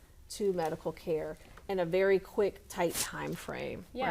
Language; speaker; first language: English; native; English